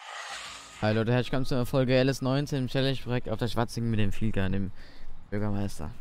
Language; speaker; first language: German; native; German